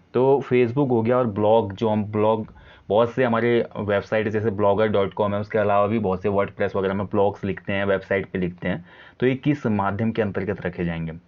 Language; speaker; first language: Hindi; native; Hindi